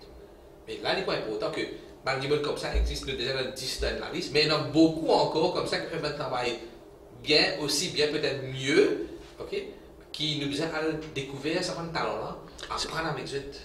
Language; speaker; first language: French; non-native, local second language; Morisyen